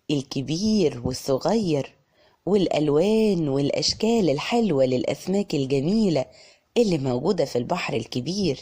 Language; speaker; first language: Arabic; native; Arabic